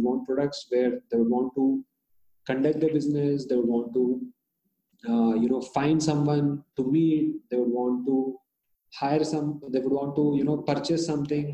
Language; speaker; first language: English; non-native, local second language; Hindi